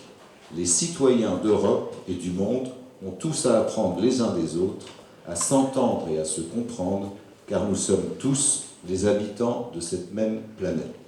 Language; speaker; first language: French; native; French